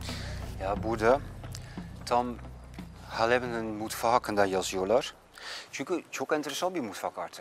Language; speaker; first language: Turkish; non-native, fluent; Dutch